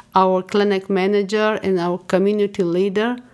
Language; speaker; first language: English; non-native, fluent; Persian